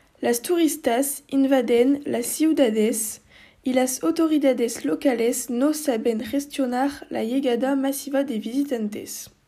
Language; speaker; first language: Spanish; non-native, learner; French